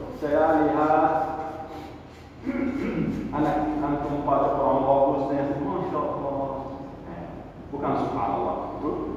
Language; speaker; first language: Indonesian; non-native, learner; Arabic